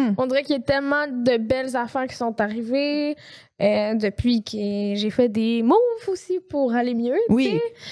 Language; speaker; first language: French; native; French